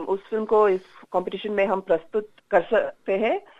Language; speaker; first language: Hindi; non-native, fluent; Kannada